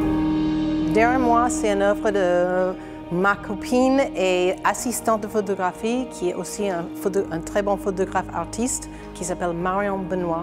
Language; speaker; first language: French; non-native, fluent; English